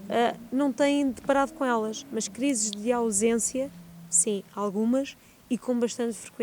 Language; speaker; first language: Portuguese; native; Portuguese